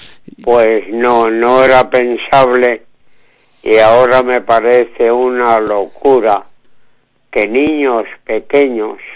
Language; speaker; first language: Spanish; native; Spanish